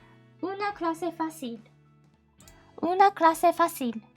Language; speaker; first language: Spanish; non-native, learner; Japanese